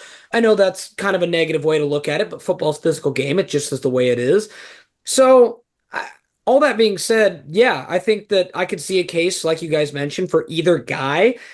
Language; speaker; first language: English; native; English